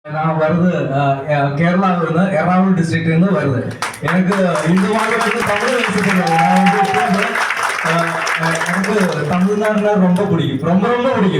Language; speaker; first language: Tamil; non-native, learner; Malayalam